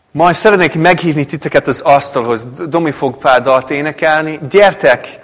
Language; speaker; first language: Hungarian; non-native, fluent; English